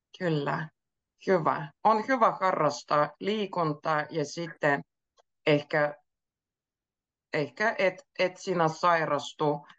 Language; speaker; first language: Finnish; native; Finnish